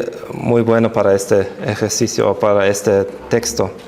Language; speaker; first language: Spanish; non-native, fluent; German